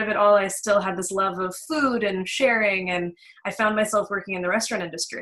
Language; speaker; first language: English; native; English